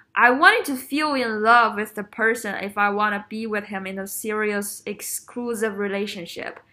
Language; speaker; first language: English; non-native, fluent; Chinese